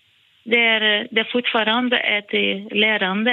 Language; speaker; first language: Swedish; non-native, fluent; Portuguese